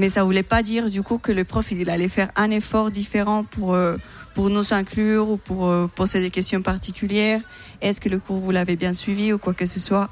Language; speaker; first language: French; non-native, fluent; Spanish